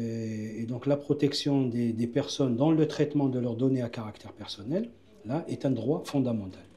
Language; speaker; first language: French; non-native, local second language; Arabic